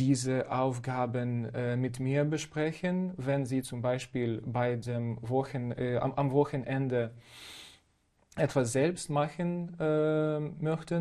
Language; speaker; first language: German; non-native, fluent; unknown